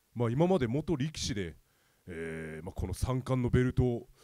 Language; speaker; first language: Japanese; native; Japanese